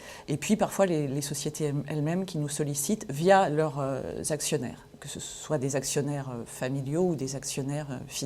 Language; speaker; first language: French; native; French